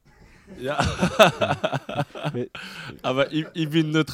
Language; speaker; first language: German; non-native, fluent; French